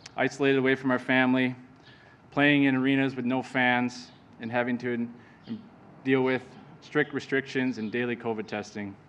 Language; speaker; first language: English; native; English